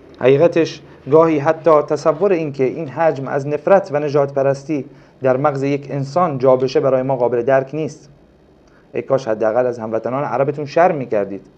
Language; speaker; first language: Persian; non-native, local second language; Arabic